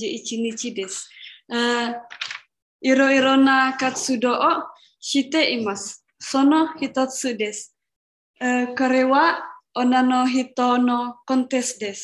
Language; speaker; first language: Japanese; non-native, learner; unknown